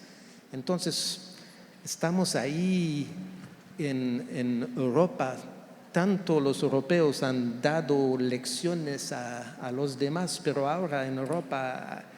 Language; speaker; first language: Spanish; non-native, fluent; French